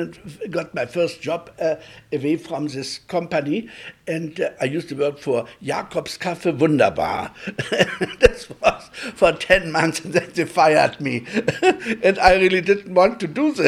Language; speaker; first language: English; early bilingual, other home language; Polish